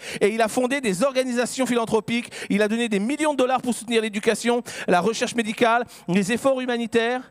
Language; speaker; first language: French; native; French